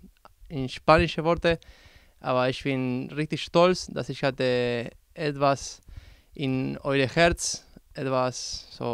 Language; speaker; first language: German; non-native, learner; Spanish